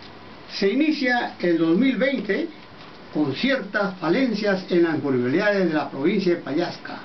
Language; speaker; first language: Spanish; native; Spanish